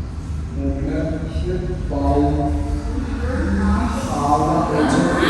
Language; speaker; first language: Vietnamese; non-native, learner; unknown